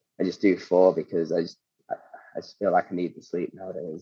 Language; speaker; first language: English; native; English